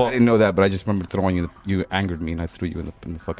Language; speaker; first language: English; native; English